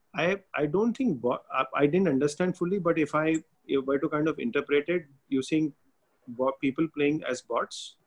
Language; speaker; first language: English; non-native, local second language; Hindi